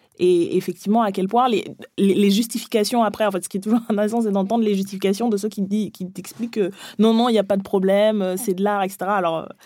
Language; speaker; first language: French; early bilingual, other home language; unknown